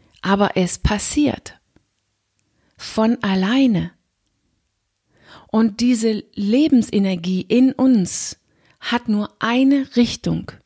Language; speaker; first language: German; non-native, fluent; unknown